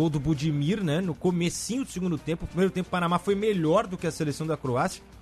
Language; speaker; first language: Portuguese; native; Portuguese